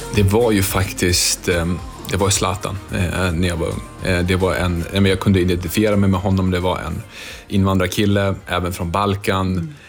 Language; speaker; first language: Swedish; early bilingual, other home language; Bosnian